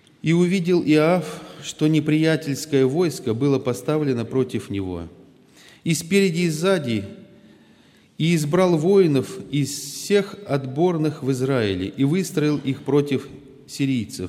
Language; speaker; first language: Russian; native; Russian